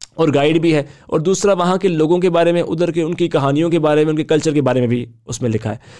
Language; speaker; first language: Hindi; native; Hindi